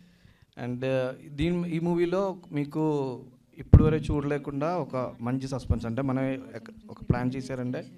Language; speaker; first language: Telugu; non-native, learner; Malayalam